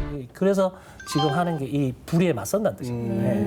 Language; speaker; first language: Korean; native; Korean